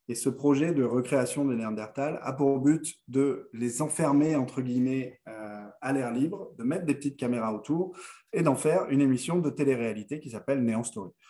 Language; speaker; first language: French; native; French